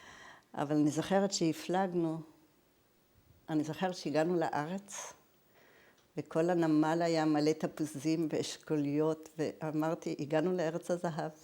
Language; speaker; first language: Hebrew; early bilingual, other home language; German